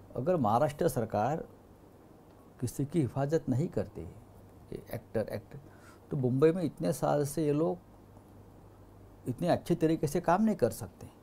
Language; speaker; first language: Hindi; non-native, local second language; Marathi